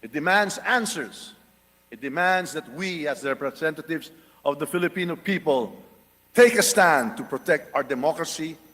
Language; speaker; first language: English; non-native, local second language; Filipino